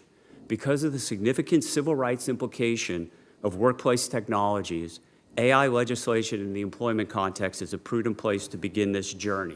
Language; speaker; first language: English; native; English